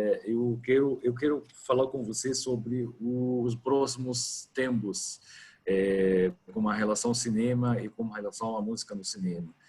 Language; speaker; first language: Portuguese; non-native, fluent; Arabic